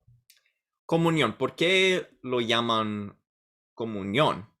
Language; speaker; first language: Spanish; non-native, fluent; English